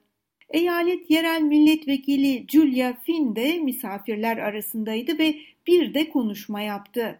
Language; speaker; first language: Turkish; native; Turkish